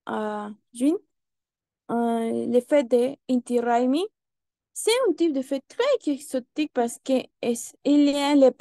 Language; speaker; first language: French; non-native, learner; Spanish